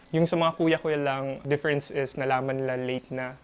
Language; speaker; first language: Filipino; native; Filipino